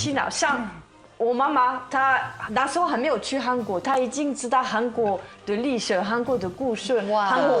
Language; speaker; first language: Chinese; non-native, fluent; French